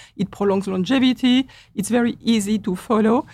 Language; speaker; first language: English; non-native, fluent; French